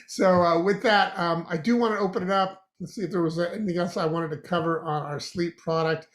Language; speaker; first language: English; native; English